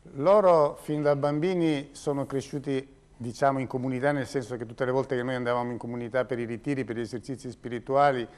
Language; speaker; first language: Italian; native; Italian